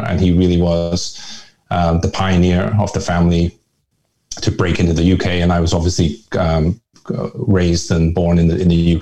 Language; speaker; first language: English; non-native, local second language; Hakka Chinese